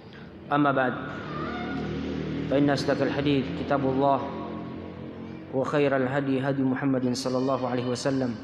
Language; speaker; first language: Arabic; non-native, fluent; Indonesian